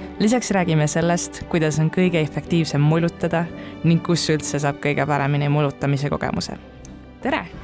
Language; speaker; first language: Estonian; native; Estonian